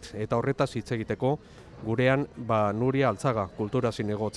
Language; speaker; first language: Basque; native; Basque